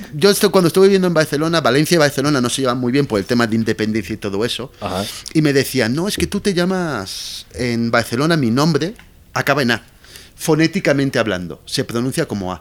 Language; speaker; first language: Spanish; native; Spanish